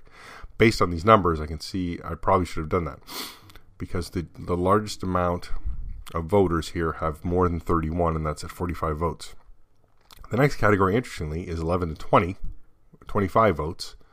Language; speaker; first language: English; native; English